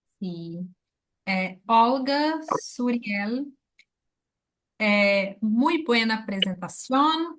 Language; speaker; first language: Spanish; non-native, learner; Portuguese